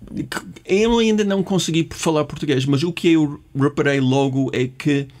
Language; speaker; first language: Portuguese; non-native, fluent; English